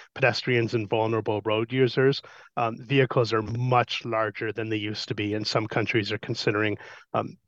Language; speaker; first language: English; native; English